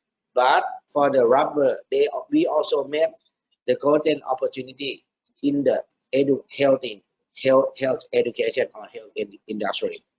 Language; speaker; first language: English; non-native, learner; Thai